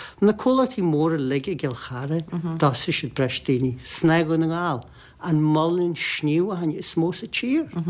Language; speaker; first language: Irish; native; Irish